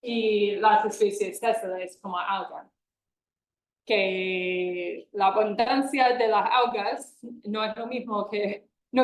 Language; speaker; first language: Spanish; non-native, fluent; English